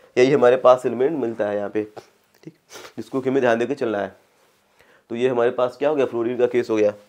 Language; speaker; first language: Hindi; native; Hindi